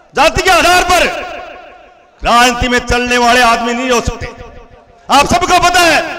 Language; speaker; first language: Hindi; native; Hindi